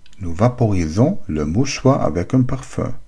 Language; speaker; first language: French; non-native, learner; German